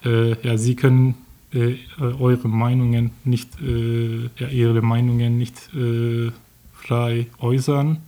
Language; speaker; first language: German; non-native, learner; Turkish